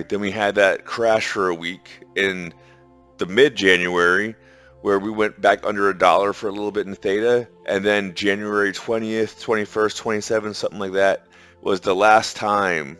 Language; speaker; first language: English; native; English